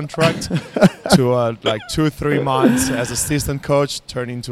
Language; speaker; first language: English; non-native, fluent; Italian